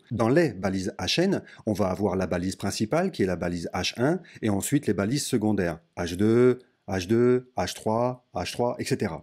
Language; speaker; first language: French; native; French